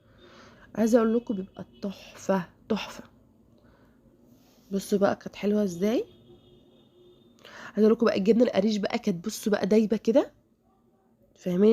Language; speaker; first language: Arabic; native; Arabic